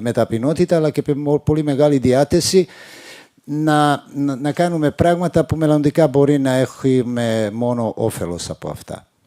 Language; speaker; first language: Greek; non-native, fluent; Serbian